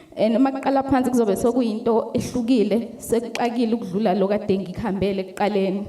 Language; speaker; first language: Zulu; native; Zulu